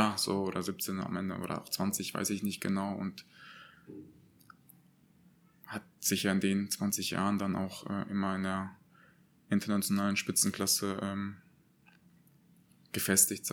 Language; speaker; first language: German; native; German